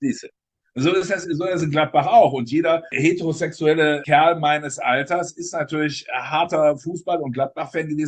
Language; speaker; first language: German; native; German